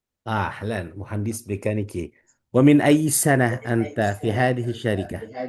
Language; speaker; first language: Arabic; non-native, fluent; Indonesian